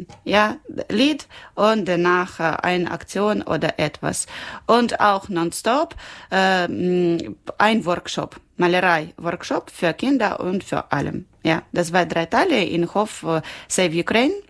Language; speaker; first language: German; non-native, learner; Ukrainian